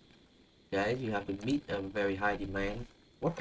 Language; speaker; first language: English; non-native, fluent; Vietnamese